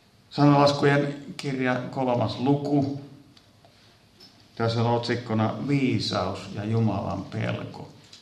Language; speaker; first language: Finnish; native; Finnish